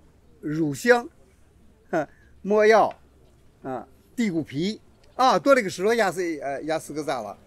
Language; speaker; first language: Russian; non-native, learner; Chinese